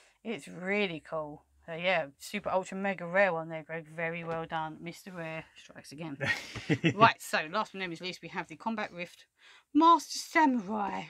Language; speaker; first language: English; native; English